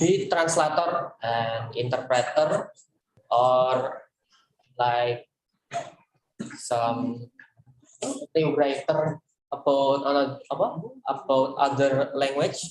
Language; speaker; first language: English; non-native, learner; Indonesian